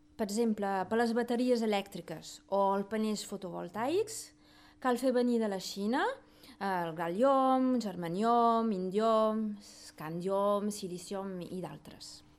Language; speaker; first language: Catalan; native; Catalan